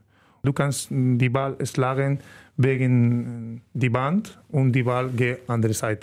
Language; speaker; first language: German; non-native, learner; Spanish